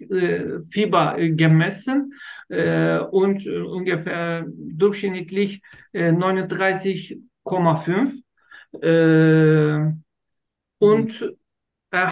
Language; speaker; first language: German; non-native, learner; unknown